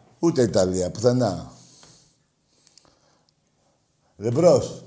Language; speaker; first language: Greek; native; Greek